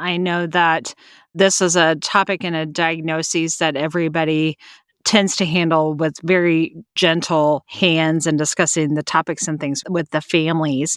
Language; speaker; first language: English; native; English